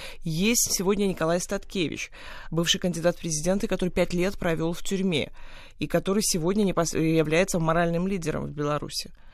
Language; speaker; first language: Russian; native; Russian